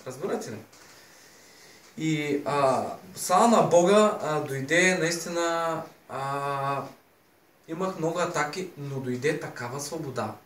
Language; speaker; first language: Bulgarian; native; Bulgarian